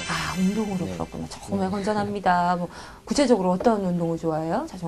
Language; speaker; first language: Korean; native; Korean